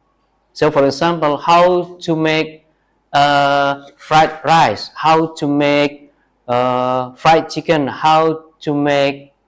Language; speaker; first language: English; non-native, learner; Indonesian